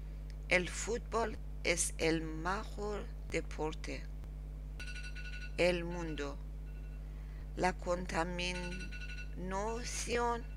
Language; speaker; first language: Spanish; non-native, learner; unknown